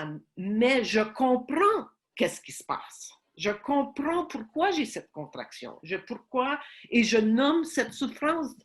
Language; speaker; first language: French; non-native, fluent; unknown